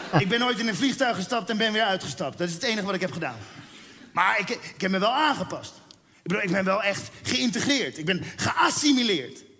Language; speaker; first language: Dutch; early bilingual, other home language; Spanish